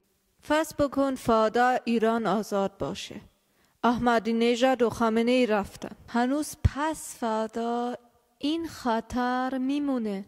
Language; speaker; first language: Persian; early bilingual, heritage; German